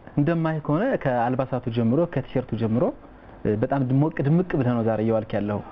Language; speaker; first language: Amharic; native; Amharic